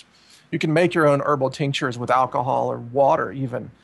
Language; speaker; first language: English; native; English